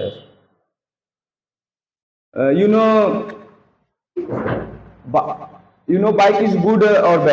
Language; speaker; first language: English; non-native, learner; Hindi